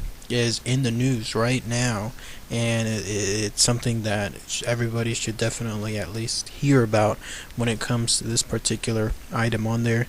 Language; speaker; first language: English; native; English